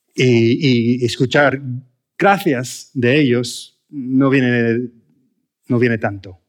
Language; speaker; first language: Spanish; non-native, fluent; English